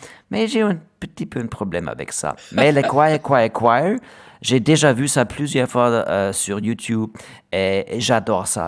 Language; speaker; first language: French; non-native, learner; German